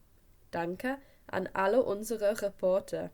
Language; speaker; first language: German; non-native, fluent; English